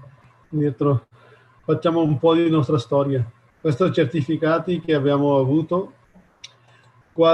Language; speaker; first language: Italian; non-native, learner; Hindi